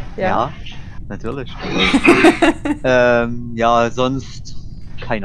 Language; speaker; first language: German; native; German